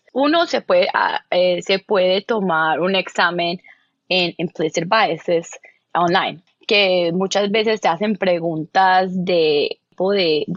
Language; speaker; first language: Spanish; native; Spanish